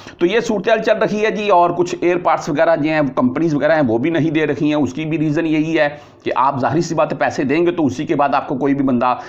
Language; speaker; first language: Urdu; non-native, local second language; Punjabi